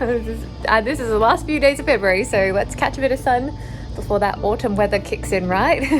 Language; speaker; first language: English; native; English